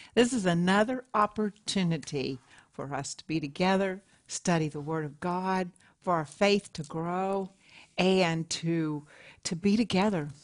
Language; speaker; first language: English; native; English